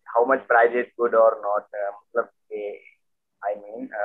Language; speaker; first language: English; non-native, local second language; Hindi